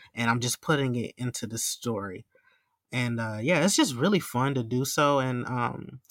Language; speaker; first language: English; native; English